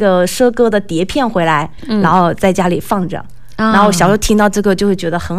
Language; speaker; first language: Chinese; non-native, local second language; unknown